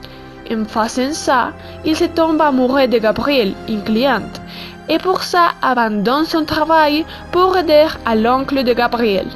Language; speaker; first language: French; non-native, learner; Spanish